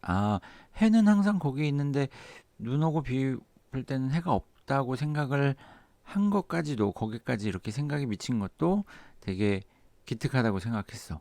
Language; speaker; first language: Korean; native; Korean